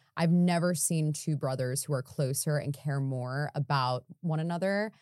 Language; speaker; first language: English; native; English